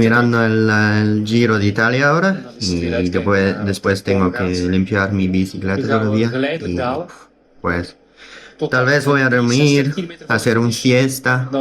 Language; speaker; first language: Spanish; non-native, learner; Dutch